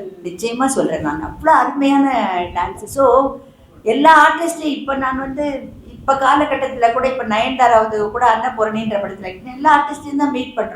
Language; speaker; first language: Tamil; native; Tamil